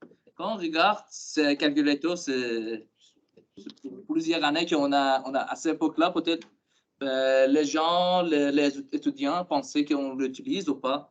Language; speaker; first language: French; non-native, learner; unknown